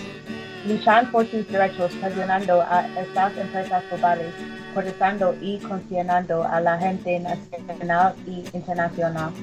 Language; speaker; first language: Spanish; non-native, learner; English